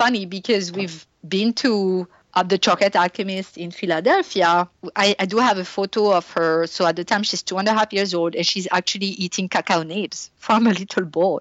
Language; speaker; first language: English; non-native, fluent; French